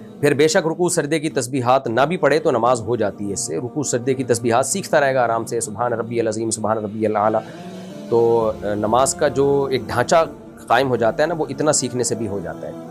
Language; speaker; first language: Urdu; native; Urdu